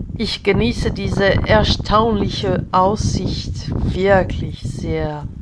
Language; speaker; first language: German; non-native, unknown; Hungarian